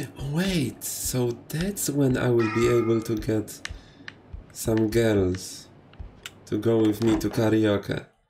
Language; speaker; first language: English; non-native, fluent; Polish